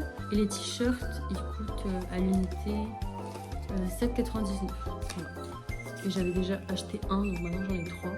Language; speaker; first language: French; native; French